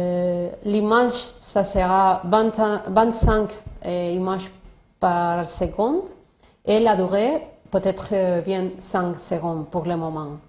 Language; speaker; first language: French; non-native, fluent; Spanish